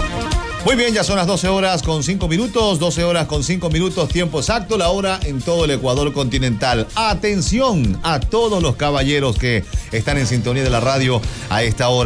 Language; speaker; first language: Spanish; native; Spanish